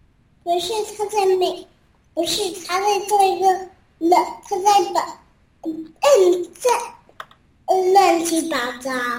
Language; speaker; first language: Chinese; early bilingual, heritage; Chinese